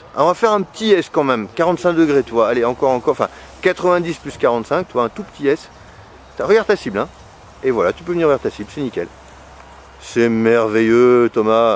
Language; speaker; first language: French; native; French